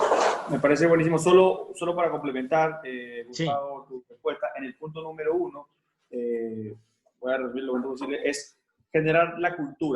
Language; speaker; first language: Spanish; native; Spanish